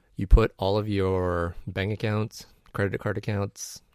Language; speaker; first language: English; native; English